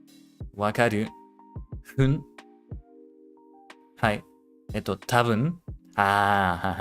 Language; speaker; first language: Japanese; non-native, learner; English